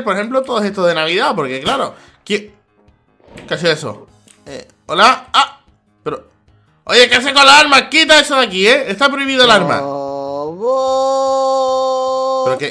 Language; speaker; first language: Spanish; native; Spanish